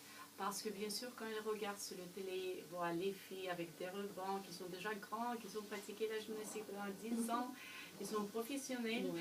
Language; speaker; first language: French; non-native, fluent; Russian